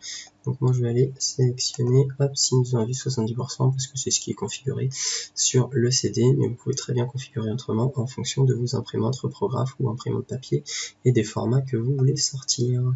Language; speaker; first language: French; native; French